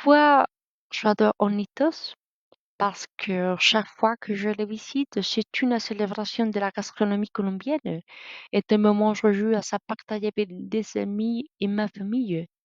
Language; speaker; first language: French; non-native, learner; Spanish